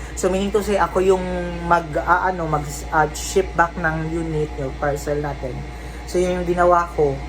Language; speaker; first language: Filipino; non-native, local second language; Cebuano